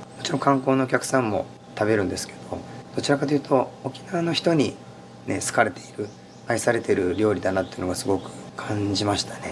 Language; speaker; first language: Japanese; native; Japanese